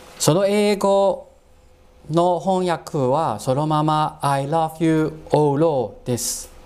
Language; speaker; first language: Japanese; non-native, fluent; Cantonese